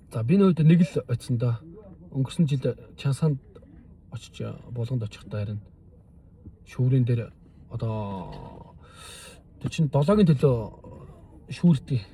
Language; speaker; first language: Mongolian; native; Mongolian